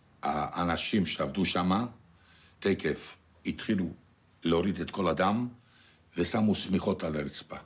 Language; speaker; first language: Hebrew; non-native, fluent; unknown